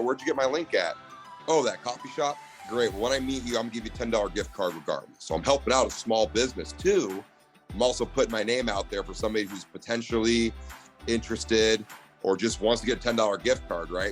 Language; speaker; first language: English; native; English